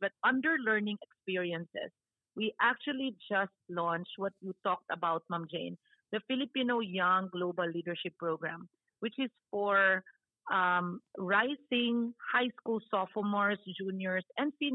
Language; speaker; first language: English; non-native, local second language; Cebuano